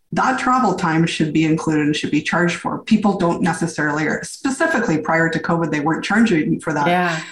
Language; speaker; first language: English; native; English